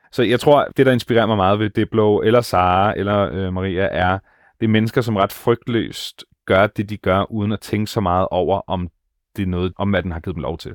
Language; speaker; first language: Danish; native; Danish